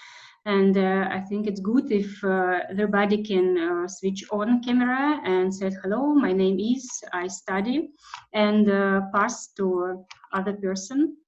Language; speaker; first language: English; non-native, fluent; Russian